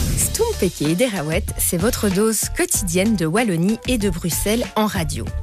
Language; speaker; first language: French; native; French